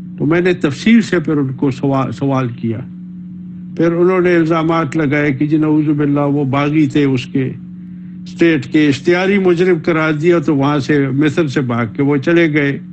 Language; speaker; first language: Urdu; native; Urdu